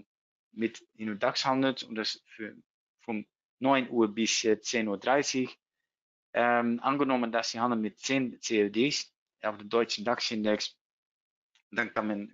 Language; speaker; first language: German; non-native, learner; Dutch